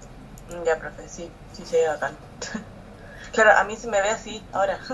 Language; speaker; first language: Spanish; native; Spanish